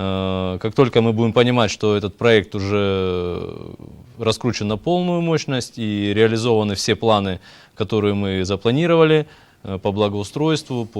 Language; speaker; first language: Russian; native; Russian